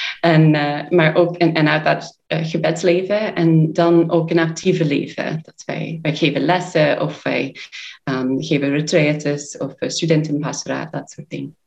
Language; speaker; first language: Dutch; non-native, fluent; English